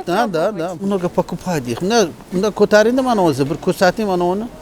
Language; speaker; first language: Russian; non-native, local second language; Uzbek